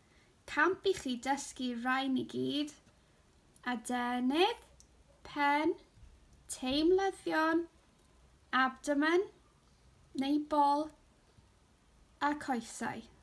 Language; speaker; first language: Welsh; non-native, local second language; English